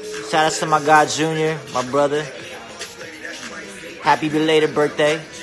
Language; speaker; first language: English; early bilingual, other home language; Korean